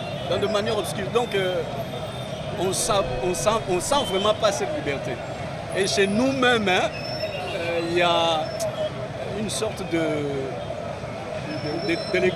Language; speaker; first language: French; non-native, local second language; Lingala